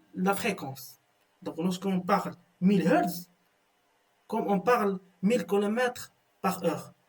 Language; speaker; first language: French; non-native, local second language; Arabic